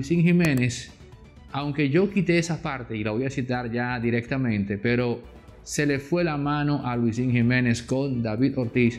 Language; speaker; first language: Spanish; native; Spanish